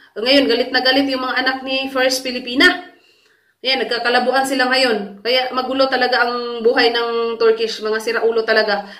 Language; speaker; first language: Filipino; native; Filipino